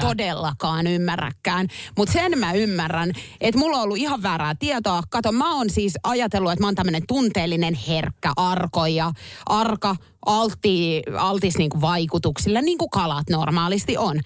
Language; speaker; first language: Finnish; native; Finnish